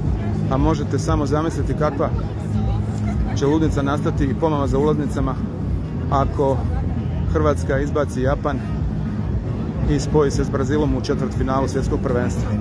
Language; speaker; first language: Serbian; native; Serbian